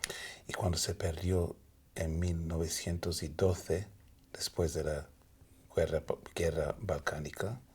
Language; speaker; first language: Spanish; early bilingual, heritage; Spanish